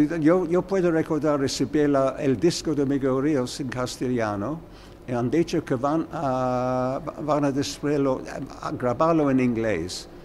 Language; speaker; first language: Spanish; non-native, learner; English